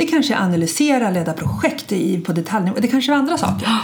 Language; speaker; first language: Swedish; native; Swedish